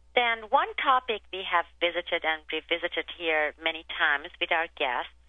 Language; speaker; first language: English; non-native, fluent; Turkish